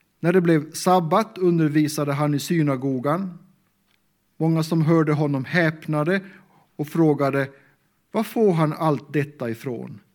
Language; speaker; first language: Swedish; native; Swedish